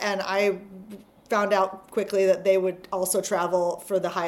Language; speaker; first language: English; native; English